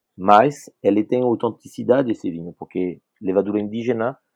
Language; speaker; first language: Portuguese; non-native, fluent; French